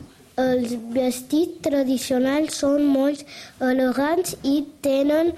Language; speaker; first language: Catalan; early bilingual, other home language; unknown